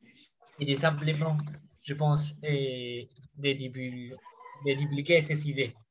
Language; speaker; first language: French; non-native, fluent; Spanish